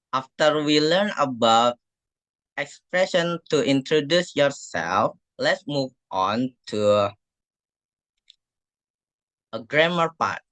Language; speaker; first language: English; non-native, fluent; Indonesian